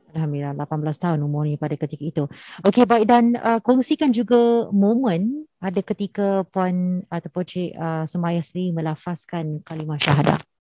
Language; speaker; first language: Malay; native; Malay